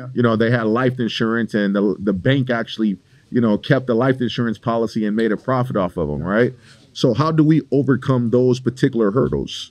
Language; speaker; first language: English; native; English